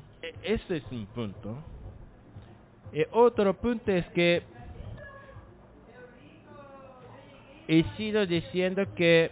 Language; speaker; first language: Spanish; non-native, learner; Japanese